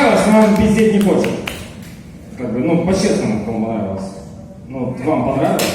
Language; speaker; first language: Russian; native; Russian